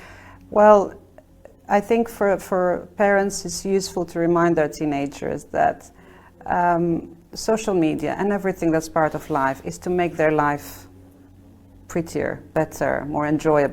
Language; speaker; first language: English; non-native, fluent; Albanian